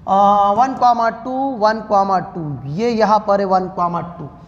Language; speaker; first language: Hindi; non-native, local second language; Marathi